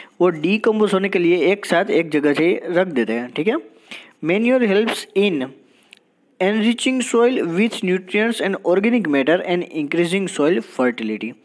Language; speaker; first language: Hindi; non-native, local second language; Gujarati